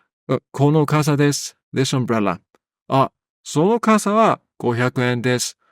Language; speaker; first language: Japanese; non-native, fluent; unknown